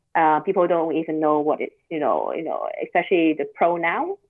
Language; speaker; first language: English; non-native, local second language; Cantonese